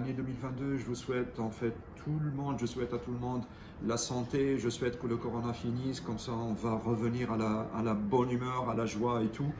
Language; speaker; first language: French; non-native, local second language; Arabic